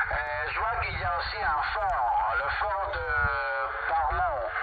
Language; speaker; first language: French; early bilingual, heritage; Italian